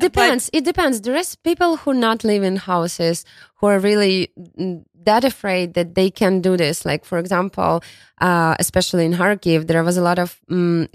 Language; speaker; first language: English; non-native, fluent; Ukrainian